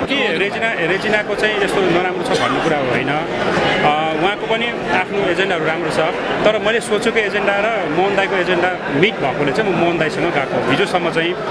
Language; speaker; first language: Nepali; native; Nepali